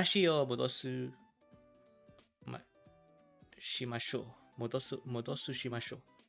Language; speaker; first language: Japanese; non-native, learner; English